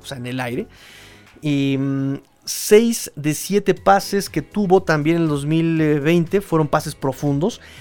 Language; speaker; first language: Spanish; native; Spanish